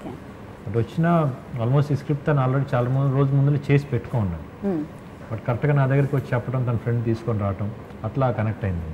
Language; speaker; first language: Telugu; native; Telugu